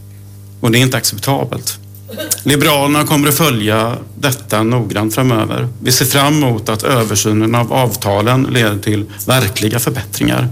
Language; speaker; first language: Swedish; native; Swedish